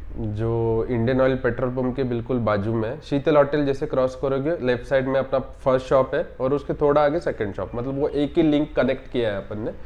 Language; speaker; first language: Hindi; non-native, local second language; Marathi